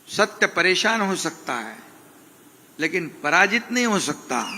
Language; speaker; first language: Hindi; non-native, local second language; Marathi